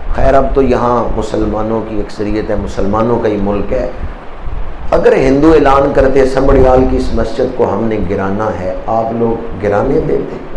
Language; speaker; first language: Urdu; non-native, local second language; Punjabi